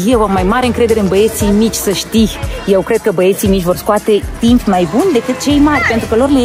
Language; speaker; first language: Romanian; native; Romanian